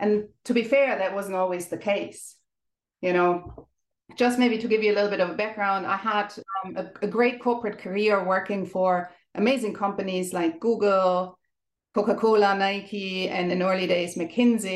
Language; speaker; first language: English; non-native, fluent; German